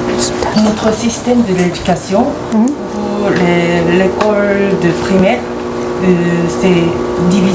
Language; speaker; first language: French; non-native, fluent; Korean